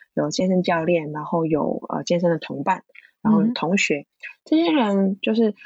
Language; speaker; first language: Chinese; non-native, local second language; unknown